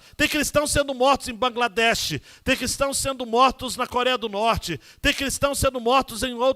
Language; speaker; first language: Portuguese; native; Portuguese